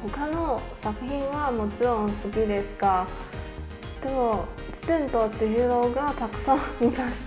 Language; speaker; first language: Japanese; non-native, learner; Chinese